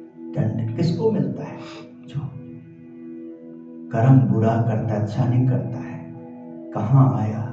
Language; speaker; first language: Hindi; native; Hindi